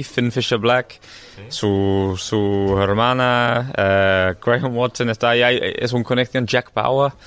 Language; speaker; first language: Spanish; non-native, learner; English